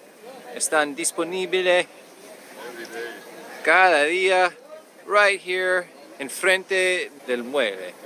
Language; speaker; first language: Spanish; non-native, learner; English